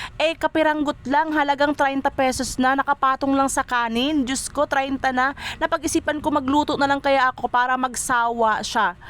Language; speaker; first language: Filipino; non-native, local second language; Cebuano